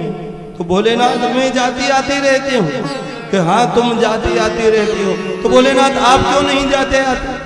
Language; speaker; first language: Hindi; native; Hindi